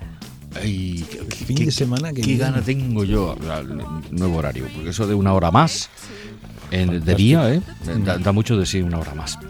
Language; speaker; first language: Spanish; native; Spanish